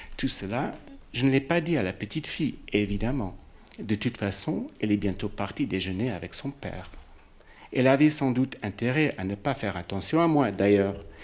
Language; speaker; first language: French; non-native, fluent; English